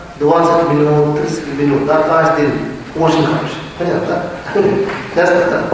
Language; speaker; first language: Russian; non-native, learner; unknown